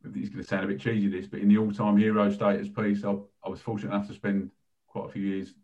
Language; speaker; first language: English; native; English